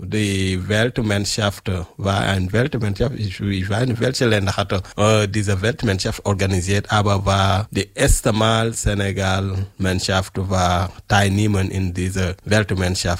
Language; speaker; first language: German; non-native, local second language; French